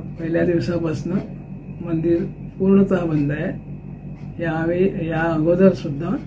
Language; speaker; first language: Marathi; native; Marathi